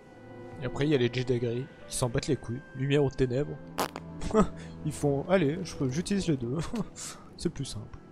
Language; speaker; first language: French; native; French